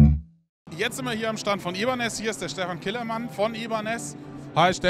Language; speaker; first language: German; native; German